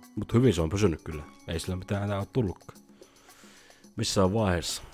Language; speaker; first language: Finnish; native; Finnish